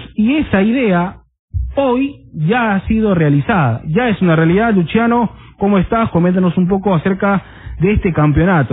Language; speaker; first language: Spanish; native; Spanish